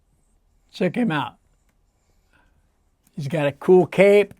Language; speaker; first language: English; native; English